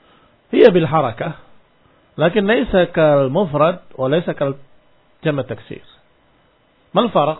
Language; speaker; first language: Arabic; non-native, fluent; Indonesian